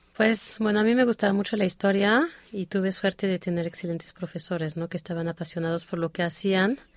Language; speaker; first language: Spanish; non-native, fluent; French